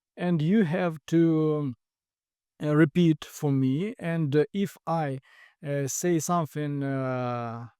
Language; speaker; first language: English; non-native, learner; Ukrainian